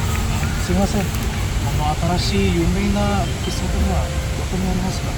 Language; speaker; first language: Japanese; non-native, learner; Indonesian